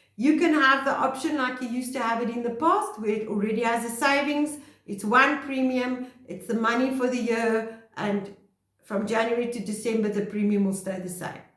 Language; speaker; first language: English; non-native, local second language; Afrikaans